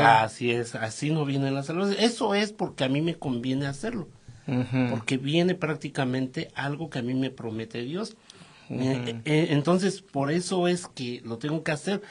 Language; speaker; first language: Spanish; native; Spanish